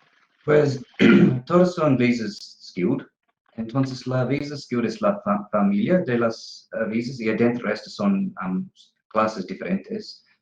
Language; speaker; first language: Spanish; non-native, fluent; English